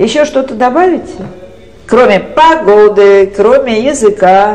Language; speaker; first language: Russian; native; Russian